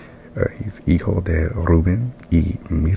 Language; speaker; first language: Spanish; non-native, learner; English